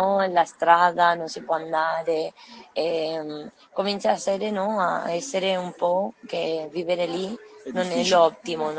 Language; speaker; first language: Italian; non-native, learner; Spanish